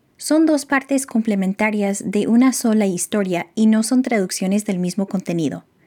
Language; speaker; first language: Spanish; non-native, fluent; English